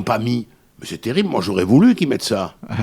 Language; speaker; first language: French; native; French